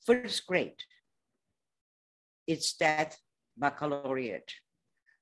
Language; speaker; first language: English; non-native, fluent; Romanian